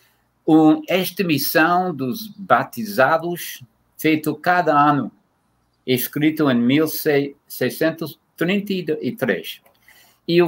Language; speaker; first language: Portuguese; non-native, fluent; English